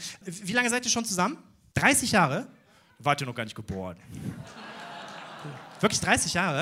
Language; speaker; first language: German; native; German